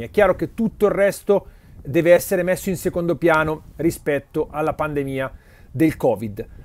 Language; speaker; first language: Italian; native; Italian